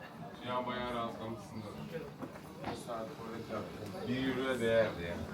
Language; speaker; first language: Turkish; native; Turkish